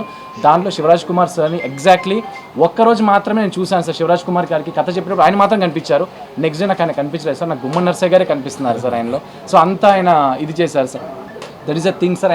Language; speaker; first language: Telugu; native; Telugu